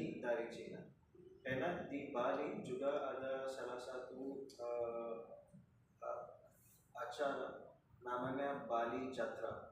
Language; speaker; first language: Indonesian; non-native, fluent; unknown